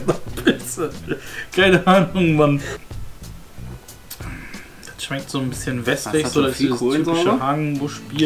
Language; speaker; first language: German; native; German